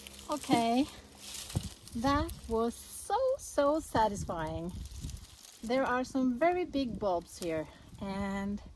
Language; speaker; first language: English; non-native, fluent; Norwegian